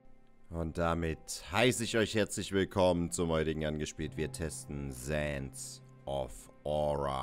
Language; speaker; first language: German; native; German